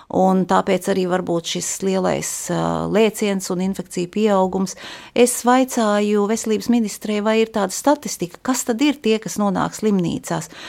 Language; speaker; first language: Latvian; native; Latvian